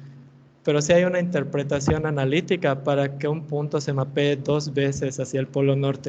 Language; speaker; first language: Spanish; native; Spanish